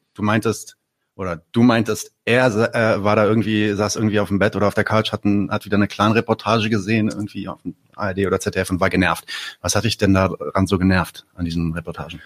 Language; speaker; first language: German; early bilingual, other home language; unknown